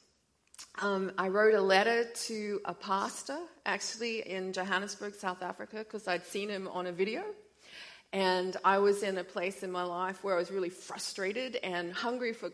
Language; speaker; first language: English; native; English